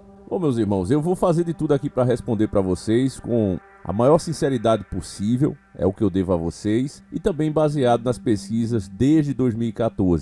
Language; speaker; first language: Portuguese; native; Portuguese